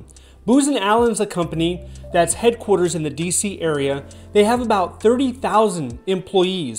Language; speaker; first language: English; native; English